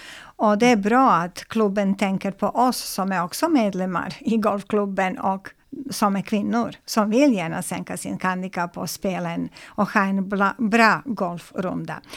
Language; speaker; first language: Swedish; non-native, fluent; Serbian